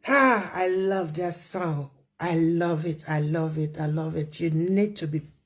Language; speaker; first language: English; non-native, local second language; Yoruba